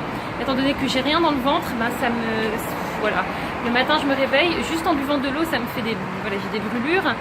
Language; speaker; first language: French; native; French